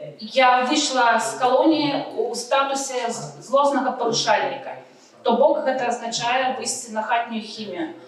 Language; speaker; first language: Belarusian; non-native, local second language; Russian